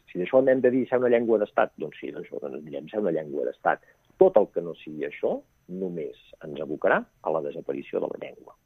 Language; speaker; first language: Catalan; native; Catalan